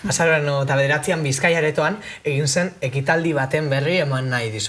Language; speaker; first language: Basque; native; Basque